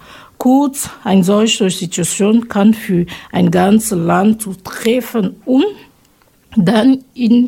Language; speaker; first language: German; non-native, fluent; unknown